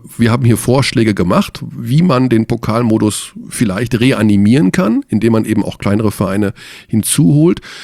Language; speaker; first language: German; native; German